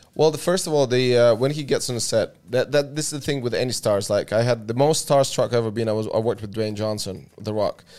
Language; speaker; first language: English; non-native, fluent; Russian